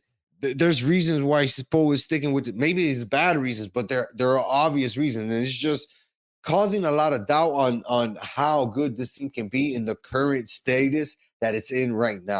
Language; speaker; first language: English; native; English